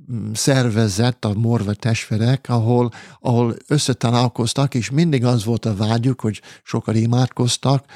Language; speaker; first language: Hungarian; non-native, fluent; English